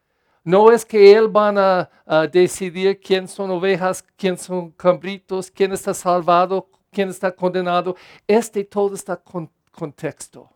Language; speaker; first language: Spanish; non-native, fluent; English